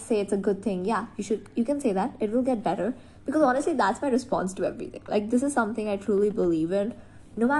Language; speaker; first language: English; non-native, local second language; Hindi